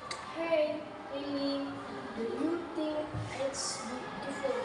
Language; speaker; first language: English; non-native, learner; Indonesian